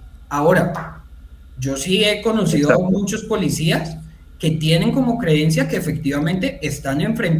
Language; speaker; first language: Spanish; native; Spanish